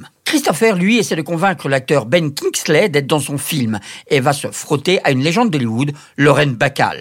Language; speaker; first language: French; native; French